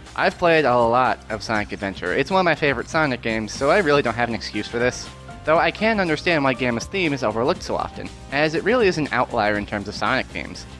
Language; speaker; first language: English; native; English